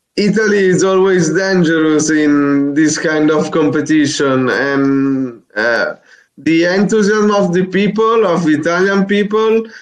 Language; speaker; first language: English; non-native, fluent; Italian